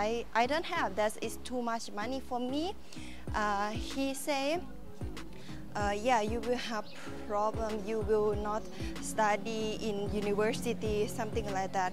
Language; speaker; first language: English; non-native, learner; Thai